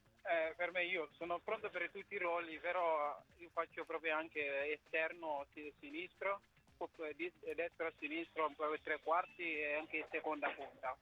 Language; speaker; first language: Italian; non-native, fluent; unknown